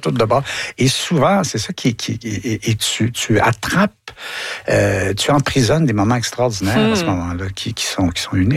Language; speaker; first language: French; native; French